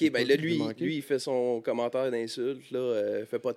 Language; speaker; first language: French; native; French